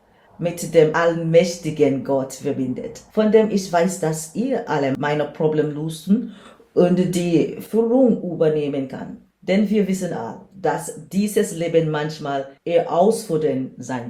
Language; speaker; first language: German; non-native, learner; English